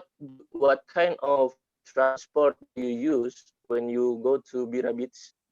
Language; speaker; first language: English; non-native, learner; Indonesian